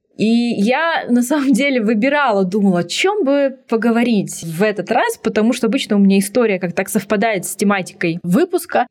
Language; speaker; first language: Russian; native; Russian